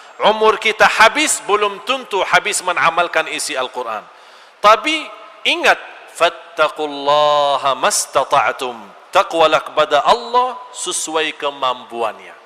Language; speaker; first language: Malay; non-native, fluent; Arabic